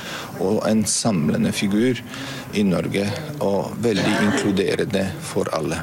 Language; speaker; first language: Norwegian; non-native, learner; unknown